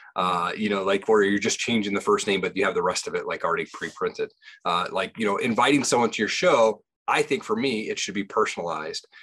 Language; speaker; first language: English; native; English